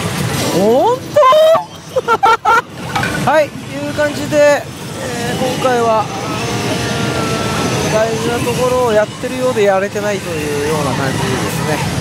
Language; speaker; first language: Japanese; native; Japanese